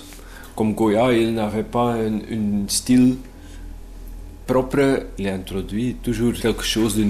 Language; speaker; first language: French; non-native, local second language; Dutch